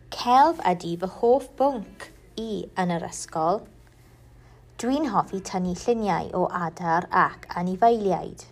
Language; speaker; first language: Welsh; non-native, learner; English